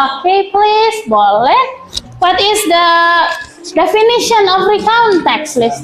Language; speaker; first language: English; non-native, fluent; Indonesian